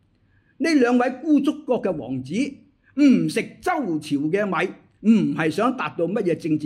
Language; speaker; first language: Chinese; native; Chinese